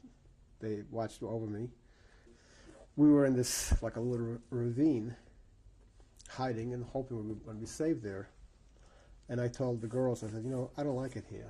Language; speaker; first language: English; early bilingual, other home language; Yiddish